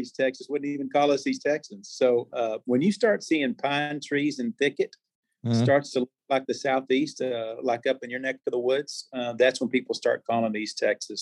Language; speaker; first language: English; native; English